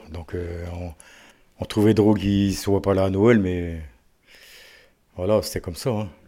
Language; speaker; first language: French; native; French